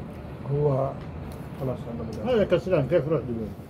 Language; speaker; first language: Arabic; non-native, learner; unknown